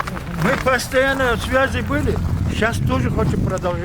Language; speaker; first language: Russian; non-native, local second language; Kumyk